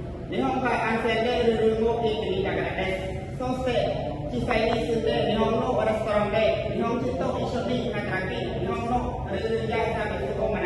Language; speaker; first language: Japanese; non-native, learner; Khmer